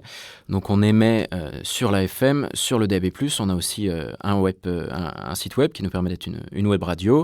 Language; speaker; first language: French; native; French